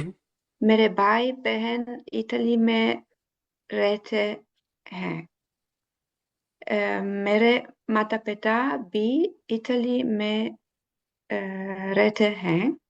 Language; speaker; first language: Hindi; non-native, learner; Italian